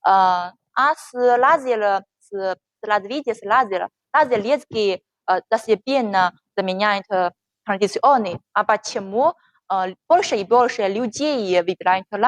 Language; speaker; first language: Russian; non-native, learner; Chinese